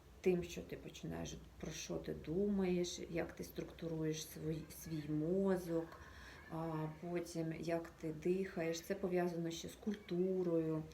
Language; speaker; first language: Ukrainian; native; Ukrainian